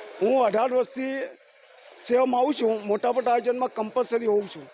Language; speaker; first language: Gujarati; native; Gujarati